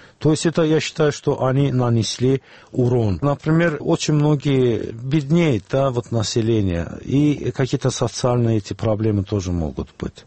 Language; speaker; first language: Russian; non-native, local second language; Azerbaijani